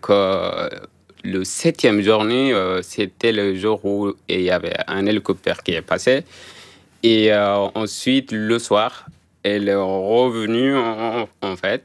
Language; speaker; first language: French; non-native, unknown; Arabic